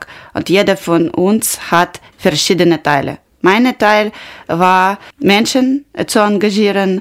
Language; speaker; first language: German; non-native, learner; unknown